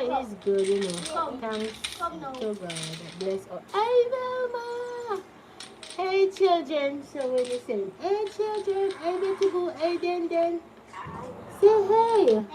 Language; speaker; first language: English; non-native, local second language; Jamaican Creole English